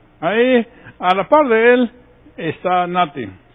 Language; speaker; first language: Spanish; native; Spanish